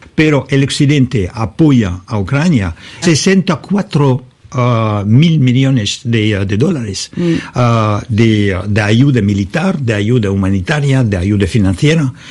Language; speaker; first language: Spanish; non-native, learner; Russian